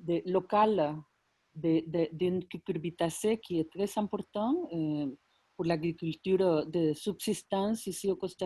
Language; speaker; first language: French; non-native, fluent; Spanish